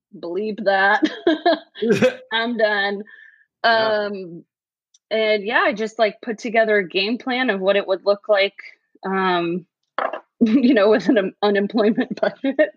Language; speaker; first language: English; native; English